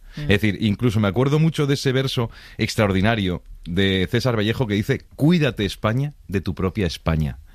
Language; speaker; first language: Spanish; native; Spanish